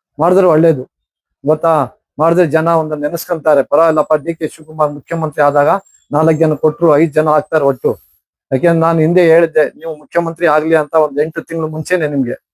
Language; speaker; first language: Kannada; non-native, local second language; Urdu